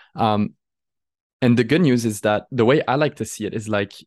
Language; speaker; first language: English; non-native, fluent; French